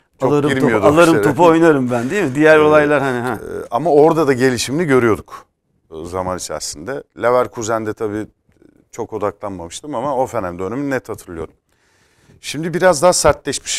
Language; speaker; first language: Turkish; native; Turkish